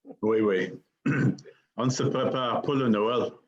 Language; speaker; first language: French; non-native, learner; English